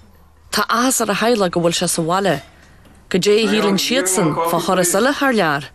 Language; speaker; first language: Irish; native; Irish